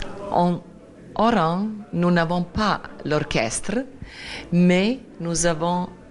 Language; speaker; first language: French; non-native, fluent; Serbian